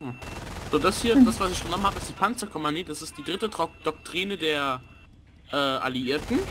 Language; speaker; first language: German; native; German